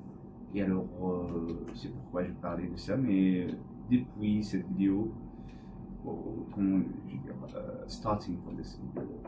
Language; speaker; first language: French; non-native, learner; English